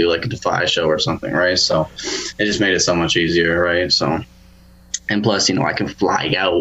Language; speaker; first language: English; native; English